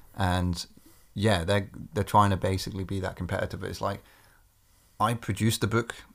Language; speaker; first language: English; native; English